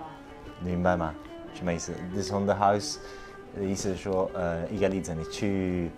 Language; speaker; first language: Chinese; non-native, fluent; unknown